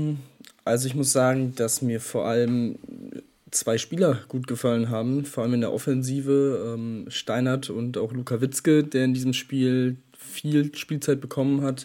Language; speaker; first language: German; native; German